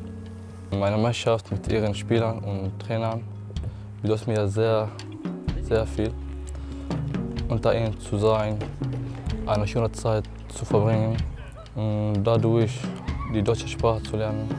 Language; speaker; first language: German; non-native, learner; Arabic